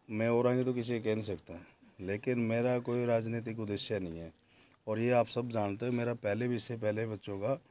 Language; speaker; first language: Hindi; native; Hindi